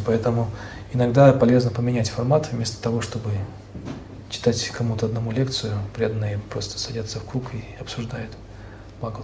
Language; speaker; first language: Russian; native; Russian